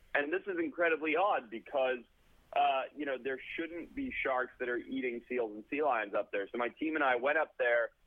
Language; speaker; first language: English; native; English